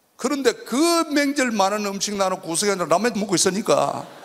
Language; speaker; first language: Korean; native; Korean